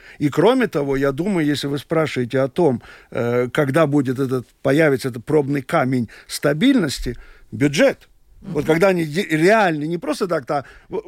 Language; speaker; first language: Russian; non-native, local second language; Latvian